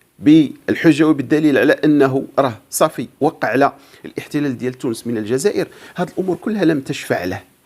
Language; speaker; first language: Arabic; native; Arabic